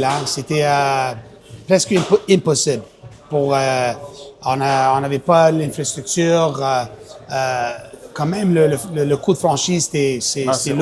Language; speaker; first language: French; non-native, local second language; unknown